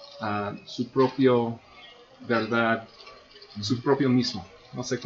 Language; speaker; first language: Spanish; non-native, fluent; English